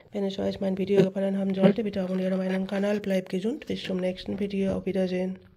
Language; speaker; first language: German; non-native, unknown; Bangla